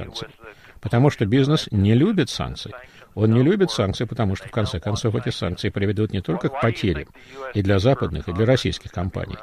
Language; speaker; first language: Russian; native; Russian